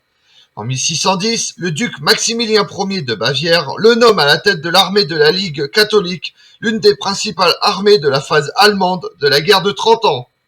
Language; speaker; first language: French; native; French